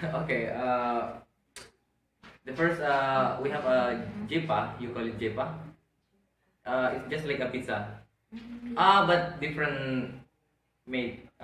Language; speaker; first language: English; non-native, learner; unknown